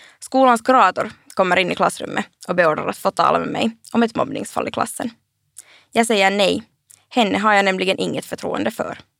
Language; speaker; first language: Swedish; native; Swedish